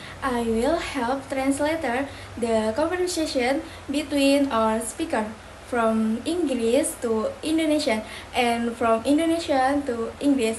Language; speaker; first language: English; non-native, learner; Indonesian